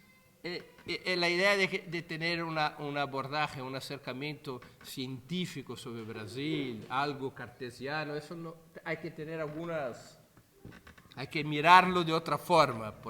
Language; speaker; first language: Spanish; non-native, fluent; Portuguese